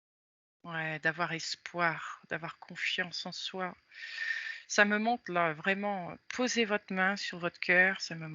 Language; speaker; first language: French; native; French